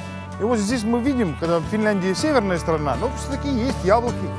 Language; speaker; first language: Russian; non-native, fluent; Finnish